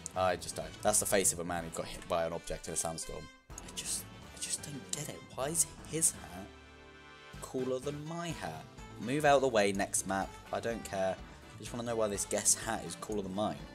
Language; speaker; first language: English; native; English